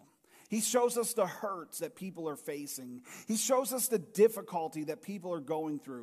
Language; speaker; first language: English; native; English